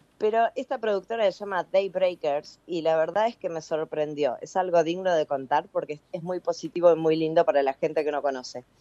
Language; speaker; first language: Spanish; native; Spanish